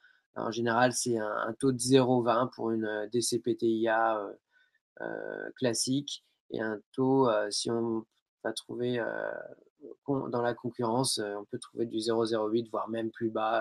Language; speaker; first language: French; native; French